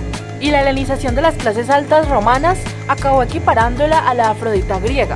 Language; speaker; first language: Spanish; native; Spanish